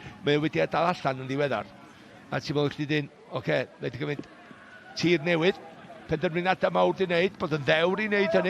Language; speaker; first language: Welsh; native; Welsh